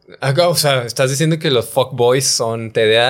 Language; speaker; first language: Spanish; native; Spanish